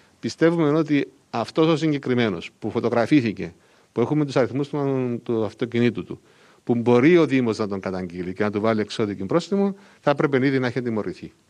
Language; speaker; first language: Greek; native; Greek